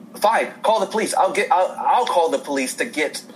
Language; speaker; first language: English; native; English